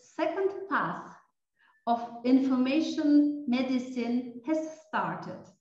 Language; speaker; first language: English; non-native, fluent; Polish